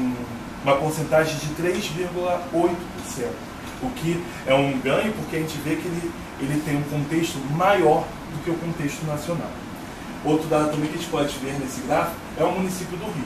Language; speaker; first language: Portuguese; native; Portuguese